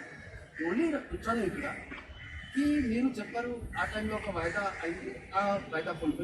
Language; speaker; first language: Telugu; non-native, local second language; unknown